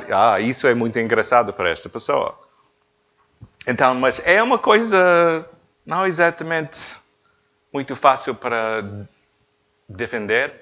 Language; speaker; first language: Portuguese; non-native, learner; English